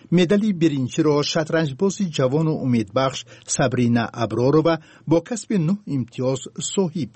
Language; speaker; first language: Tajik; native; Tajik